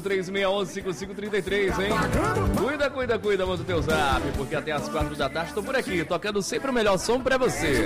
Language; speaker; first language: Portuguese; native; Portuguese